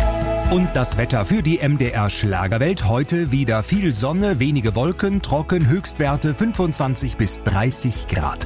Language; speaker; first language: German; native; German